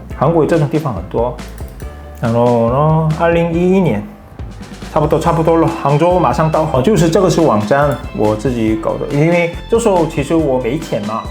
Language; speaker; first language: Chinese; non-native, fluent; Korean